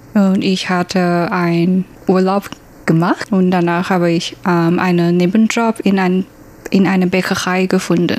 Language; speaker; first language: German; non-native, learner; Chinese